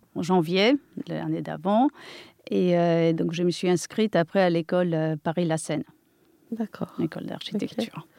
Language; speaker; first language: French; non-native, fluent; Polish